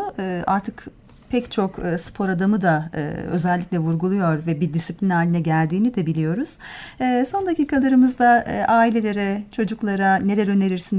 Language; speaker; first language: Turkish; native; Turkish